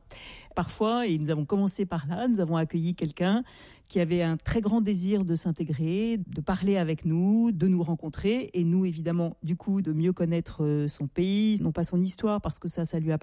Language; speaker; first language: French; native; French